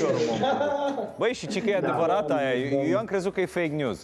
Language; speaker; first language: Romanian; native; Romanian